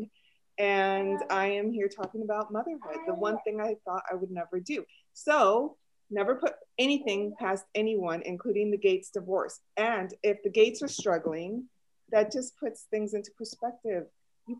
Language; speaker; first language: English; early bilingual, other home language; Spanish